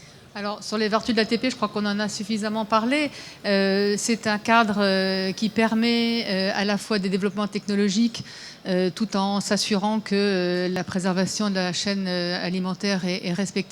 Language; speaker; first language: French; native; French